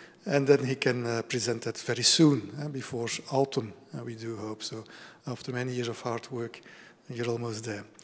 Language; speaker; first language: English; non-native, fluent; Dutch